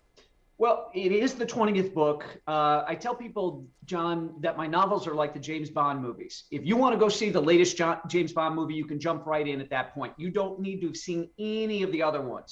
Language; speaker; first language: English; native; English